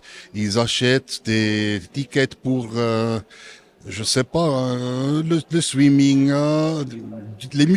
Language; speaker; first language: French; non-native, local second language; German